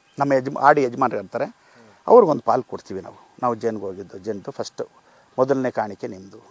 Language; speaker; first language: Kannada; native; Kannada